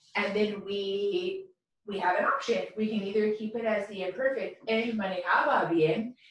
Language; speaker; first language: English; native; English